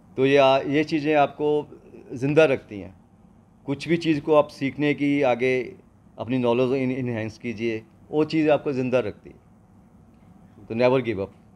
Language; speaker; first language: Hindi; non-native, local second language; Punjabi